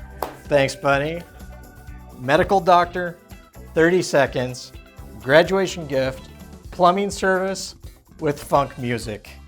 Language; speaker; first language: English; native; English